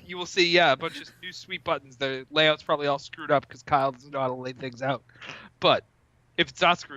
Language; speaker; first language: English; native; English